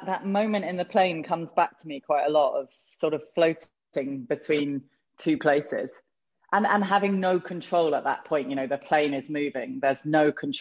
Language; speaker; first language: English; native; English